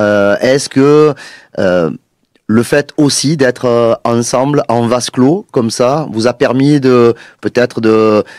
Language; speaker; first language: French; native; French